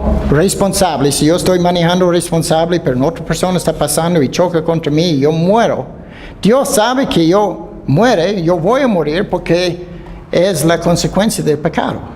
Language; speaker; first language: Spanish; non-native, fluent; Dutch